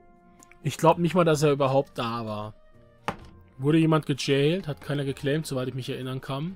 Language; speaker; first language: German; native; German